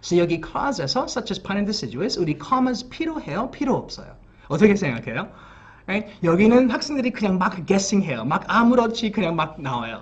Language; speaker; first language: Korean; early bilingual, heritage; English